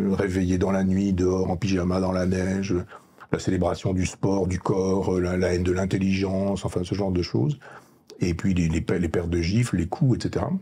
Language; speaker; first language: French; native; French